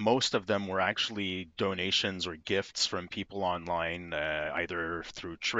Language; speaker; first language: English; native; English